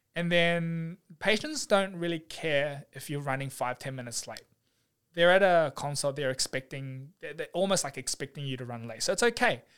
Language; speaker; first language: English; native; English